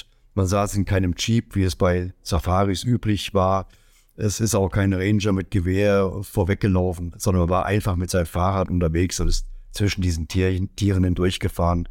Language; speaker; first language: German; native; German